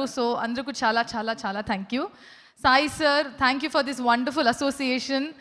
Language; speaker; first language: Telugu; non-native, learner; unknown